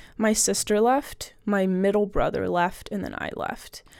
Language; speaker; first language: English; native; English